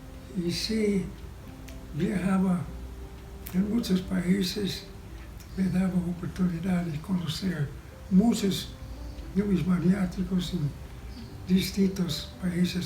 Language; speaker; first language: Spanish; non-native, fluent; English